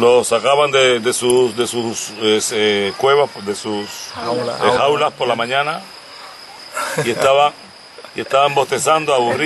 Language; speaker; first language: Spanish; native; Spanish